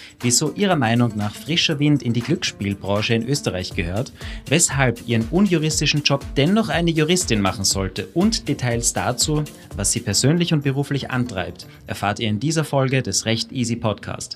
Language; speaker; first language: German; native; German